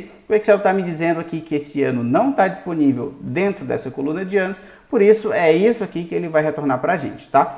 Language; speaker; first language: Portuguese; native; Portuguese